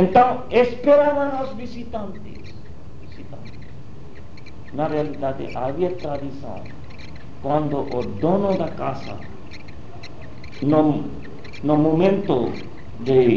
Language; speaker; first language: Portuguese; non-native, learner; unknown